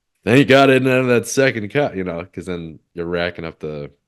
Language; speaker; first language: English; native; English